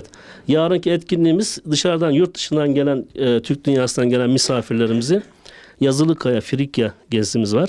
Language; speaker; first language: Turkish; native; Turkish